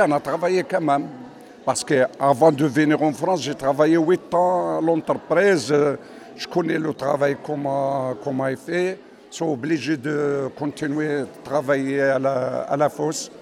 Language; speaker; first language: French; non-native, fluent; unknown